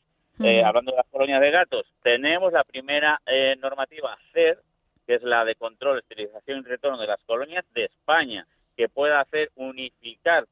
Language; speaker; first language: Spanish; native; Spanish